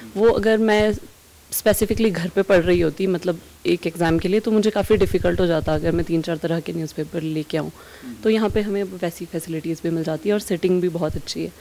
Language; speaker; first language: Hindi; native; Hindi